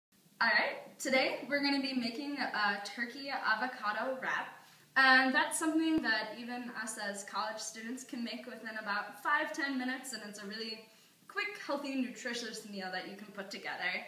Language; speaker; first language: English; native; English